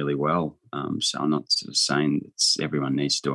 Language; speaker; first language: English; native; English